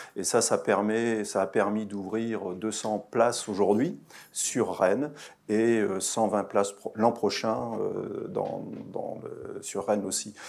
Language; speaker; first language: French; native; French